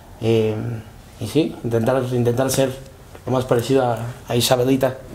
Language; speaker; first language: Spanish; native; Spanish